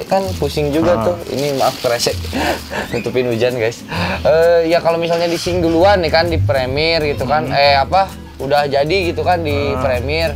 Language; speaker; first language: Indonesian; native; Indonesian